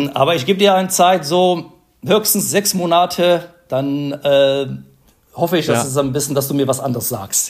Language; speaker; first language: German; non-native, fluent; Arabic